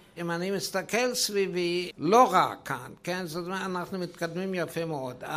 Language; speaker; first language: Hebrew; non-native, fluent; German